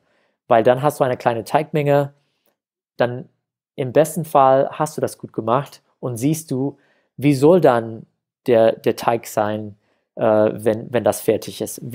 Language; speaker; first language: German; non-native, fluent; English